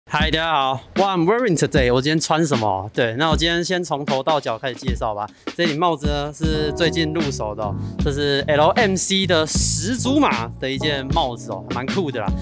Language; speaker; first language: Chinese; native; Chinese